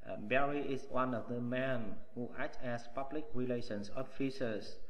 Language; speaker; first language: English; non-native, fluent; Vietnamese